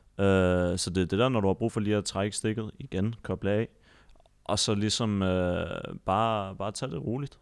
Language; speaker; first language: Danish; early bilingual, other home language; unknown